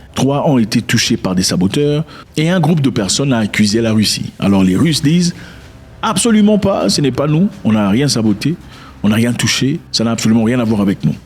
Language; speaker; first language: French; non-native, local second language; Lingala